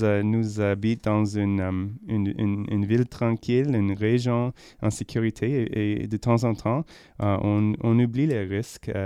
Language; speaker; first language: French; non-native, learner; English